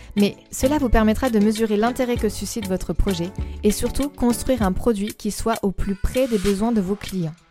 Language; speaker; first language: French; native; French